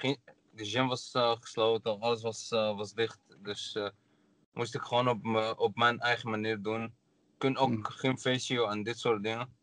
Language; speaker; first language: Dutch; non-native, learner; Arabic